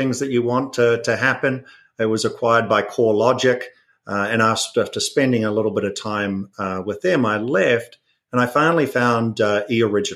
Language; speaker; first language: English; native; English